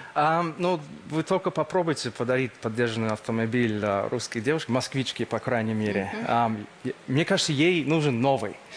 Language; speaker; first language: Russian; non-native, fluent; English